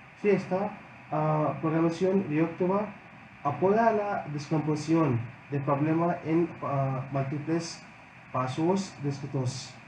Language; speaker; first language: Spanish; non-native, learner; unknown